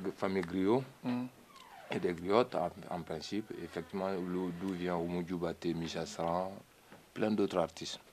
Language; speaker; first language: French; non-native, local second language; Mandingo